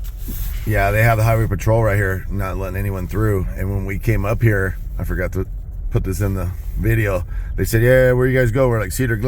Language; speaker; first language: English; native; English